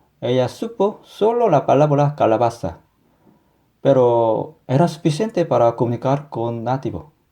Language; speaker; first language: Spanish; non-native, fluent; Korean